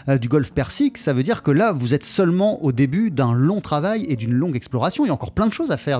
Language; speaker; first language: French; native; French